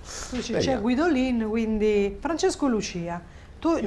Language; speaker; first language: Italian; native; Italian